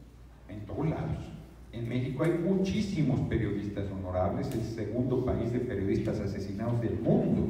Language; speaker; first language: Spanish; native; Spanish